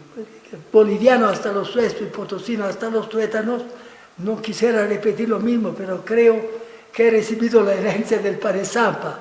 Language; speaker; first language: Spanish; non-native, fluent; Italian